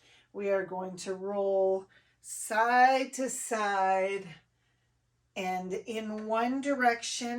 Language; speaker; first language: English; native; English